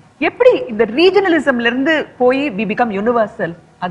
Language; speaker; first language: Tamil; native; Tamil